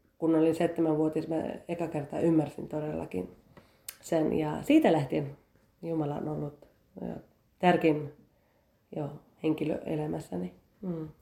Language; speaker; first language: Finnish; early bilingual, heritage; Finnish